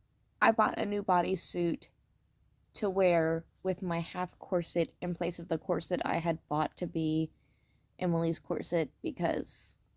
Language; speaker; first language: English; native; English